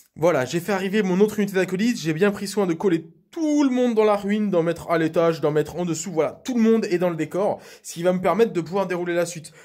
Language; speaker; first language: French; native; French